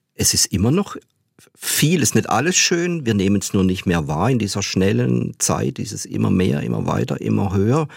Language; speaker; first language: German; native; German